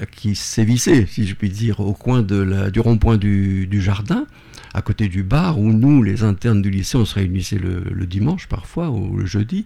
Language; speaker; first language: French; native; French